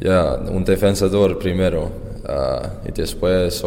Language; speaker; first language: Spanish; non-native, learner; Icelandic